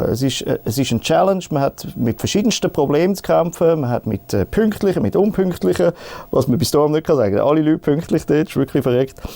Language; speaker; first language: German; native; German